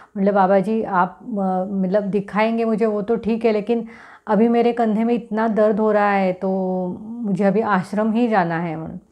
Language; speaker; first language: Hindi; non-native, local second language; Marathi